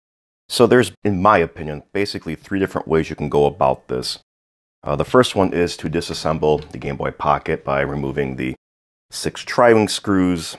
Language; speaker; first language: English; native; English